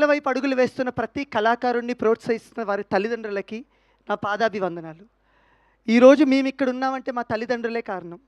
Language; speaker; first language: Telugu; native; Telugu